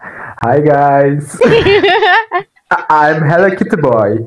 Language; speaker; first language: English; non-native, learner; Turkish